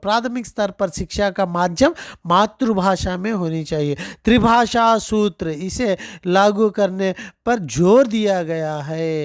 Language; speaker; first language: Hindi; non-native, local second language; Telugu